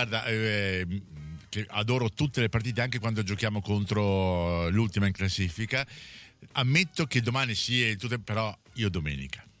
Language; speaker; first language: Italian; native; Italian